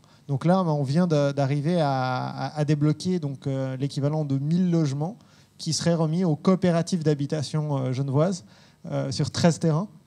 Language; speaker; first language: French; native; French